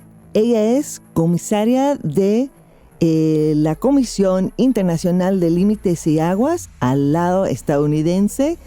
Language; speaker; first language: Spanish; non-native, fluent; English